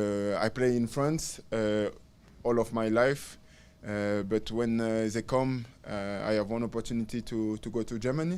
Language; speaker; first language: English; non-native, learner; French